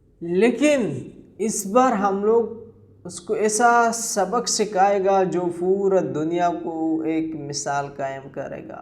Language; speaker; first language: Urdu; non-native, local second language; Pashto